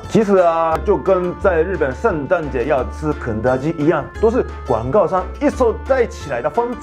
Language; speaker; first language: Chinese; non-native, fluent; Japanese